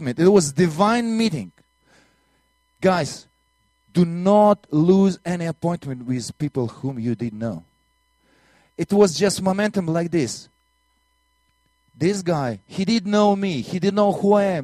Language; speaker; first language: English; non-native, learner; Russian